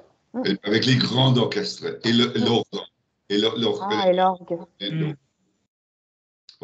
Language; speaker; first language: French; non-native, learner; German